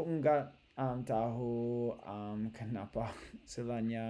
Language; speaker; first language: Indonesian; non-native, learner; English